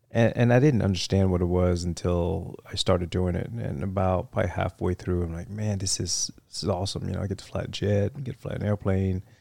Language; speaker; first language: English; non-native, fluent; French